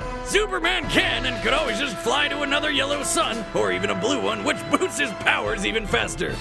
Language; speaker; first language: English; native; English